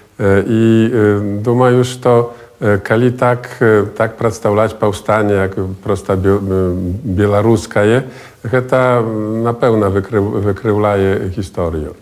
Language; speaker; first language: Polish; non-native, local second language; Belarusian